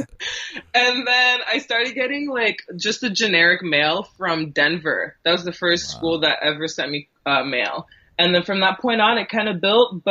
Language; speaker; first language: English; native; English